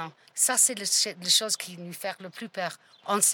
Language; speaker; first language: French; non-native, fluent; English